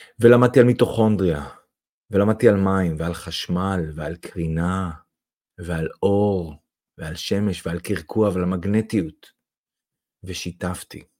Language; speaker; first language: Hebrew; non-native, fluent; Russian